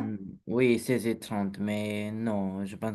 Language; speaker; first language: French; non-native, learner; Romanian